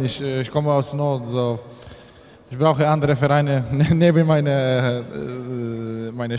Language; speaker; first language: German; non-native, learner; Polish